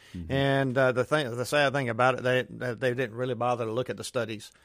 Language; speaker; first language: English; native; English